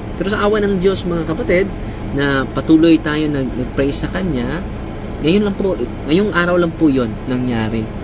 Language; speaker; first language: Filipino; non-native, local second language; Cebuano